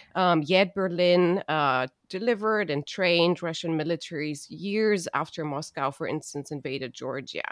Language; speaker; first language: English; non-native, fluent; German